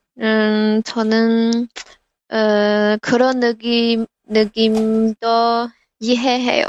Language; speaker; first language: Korean; non-native, learner; Chinese